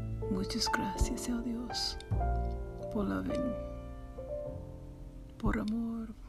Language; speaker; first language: Spanish; non-native, learner; English